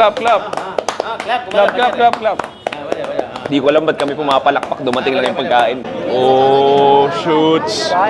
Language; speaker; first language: Filipino; native; Filipino